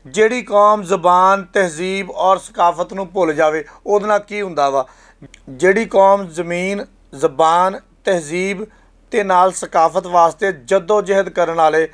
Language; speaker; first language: Punjabi; native; Punjabi